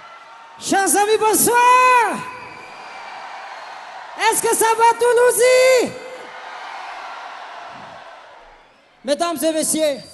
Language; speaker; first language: French; non-native, local second language; Malagasy